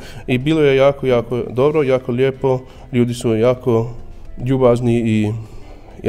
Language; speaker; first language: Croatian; non-native, learner; German